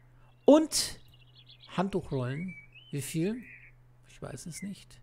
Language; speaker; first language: German; native; German